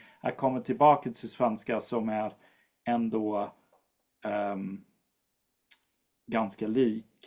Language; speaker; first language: Swedish; non-native, fluent; English